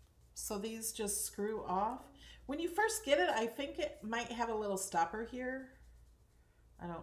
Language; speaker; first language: English; native; English